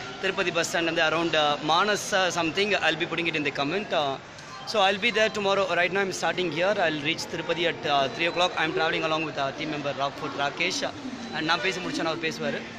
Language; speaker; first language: English; non-native, local second language; Tamil